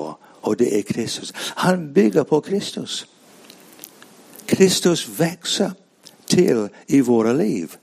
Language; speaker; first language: Swedish; non-native, fluent; English